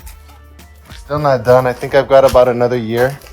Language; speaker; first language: English; native; English